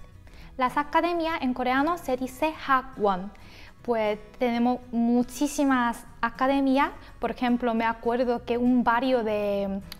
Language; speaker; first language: Spanish; non-native, fluent; Korean